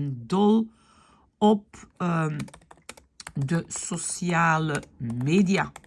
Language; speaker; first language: Dutch; non-native, fluent; French